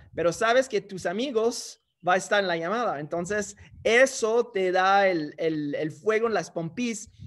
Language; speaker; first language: Spanish; non-native, fluent; English